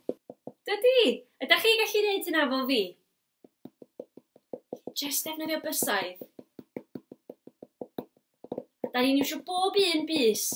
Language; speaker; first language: Welsh; native; Welsh